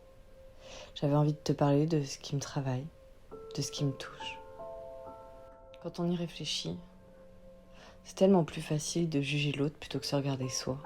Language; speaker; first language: French; native; French